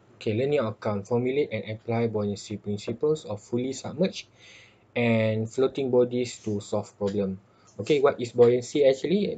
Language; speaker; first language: English; non-native, local second language; Malay